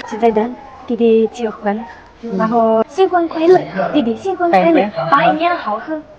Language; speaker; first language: Chinese; non-native, learner; Ukrainian